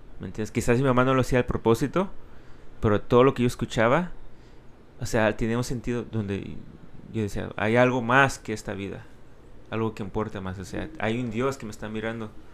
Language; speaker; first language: Spanish; early bilingual, heritage; Spanish